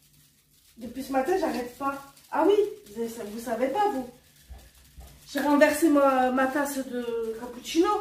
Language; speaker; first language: French; native; French